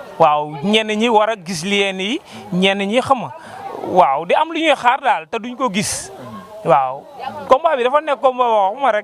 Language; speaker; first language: Wolof; native; Wolof